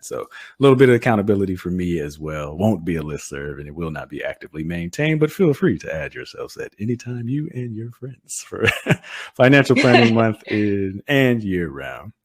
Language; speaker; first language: English; native; English